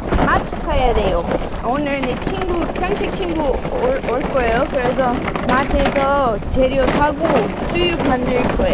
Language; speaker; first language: Korean; non-native, learner; English